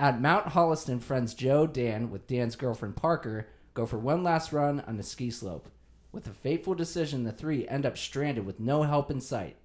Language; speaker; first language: English; native; English